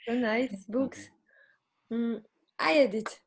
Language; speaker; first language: English; non-native, learner; French